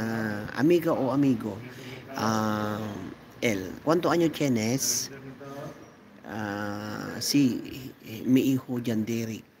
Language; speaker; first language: Spanish; non-native, learner; Iloko